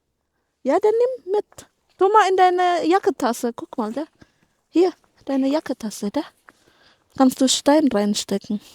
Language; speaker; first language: German; non-native, fluent; Indonesian